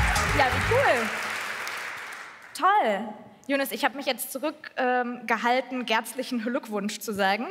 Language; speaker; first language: German; native; German